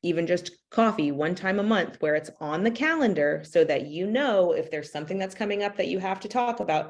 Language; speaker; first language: English; native; English